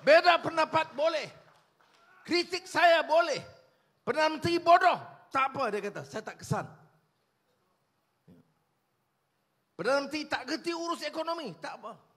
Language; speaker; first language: Malay; native; Malay